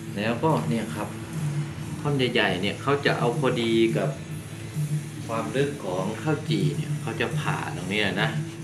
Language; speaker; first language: Thai; native; Thai